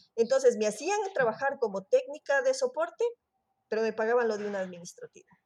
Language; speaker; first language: Spanish; native; Spanish